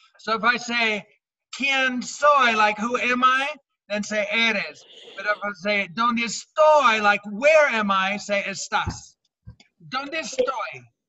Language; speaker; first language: Spanish; non-native, fluent; English